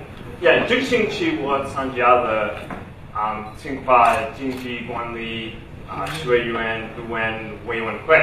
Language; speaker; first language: Chinese; non-native, learner; English